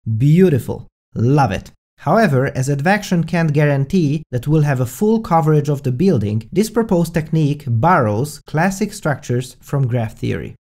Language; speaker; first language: English; non-native, fluent; Hungarian